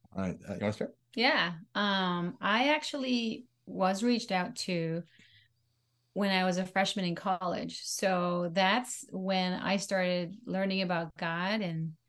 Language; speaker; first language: English; non-native, local second language; Pampanga